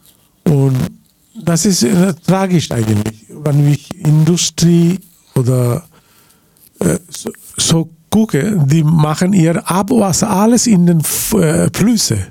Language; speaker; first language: German; non-native, learner; Bangla